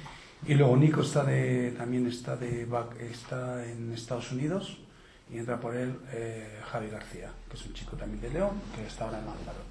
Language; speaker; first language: Spanish; native; Spanish